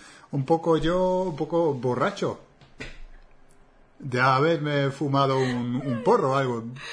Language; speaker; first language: Spanish; non-native, fluent; English